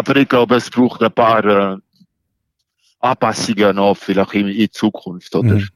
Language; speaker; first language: German; non-native, local second language; French